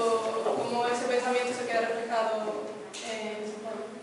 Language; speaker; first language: Spanish; native; Spanish